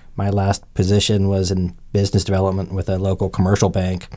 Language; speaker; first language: English; native; English